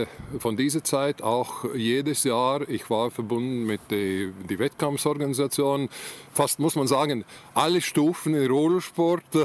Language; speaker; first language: German; non-native, learner; Latvian